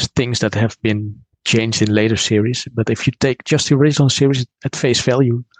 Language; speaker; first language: English; non-native, fluent; Dutch